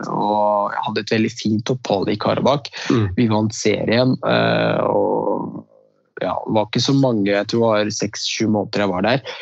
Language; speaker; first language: Norwegian; early bilingual, other home language; Riffian